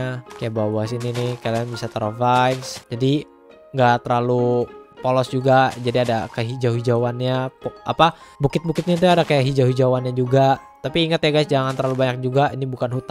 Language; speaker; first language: Indonesian; native; Indonesian